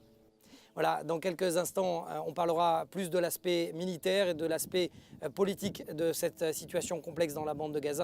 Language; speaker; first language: French; native; French